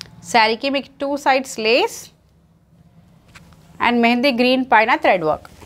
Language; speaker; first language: English; non-native, local second language; Telugu